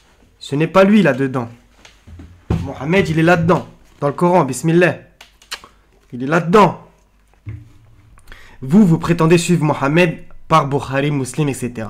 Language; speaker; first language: French; native; French